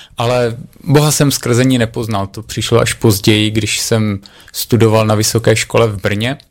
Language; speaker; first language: Czech; native; Czech